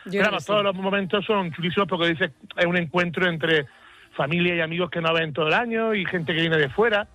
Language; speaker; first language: Spanish; native; Spanish